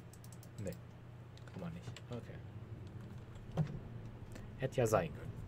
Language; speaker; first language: German; native; German